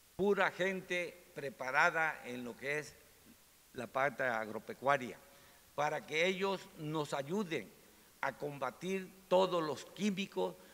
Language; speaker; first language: Spanish; native; Spanish